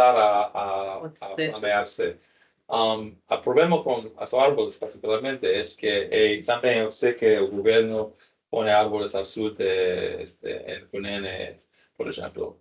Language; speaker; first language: Portuguese; non-native, learner; Spanish